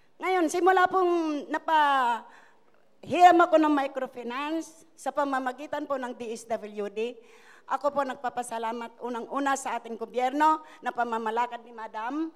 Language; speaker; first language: Filipino; native; Filipino